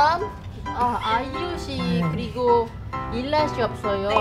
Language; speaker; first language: Korean; non-native, fluent; Malay